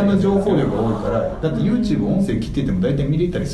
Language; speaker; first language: Japanese; native; Japanese